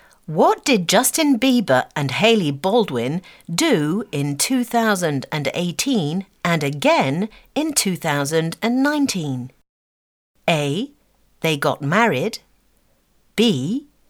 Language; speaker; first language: English; native; English